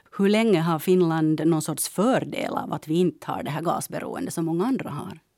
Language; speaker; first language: Swedish; native; Swedish